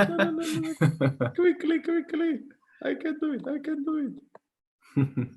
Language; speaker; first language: English; non-native, fluent; Czech